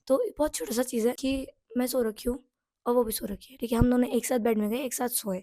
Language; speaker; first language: Hindi; non-native, local second language; Nepali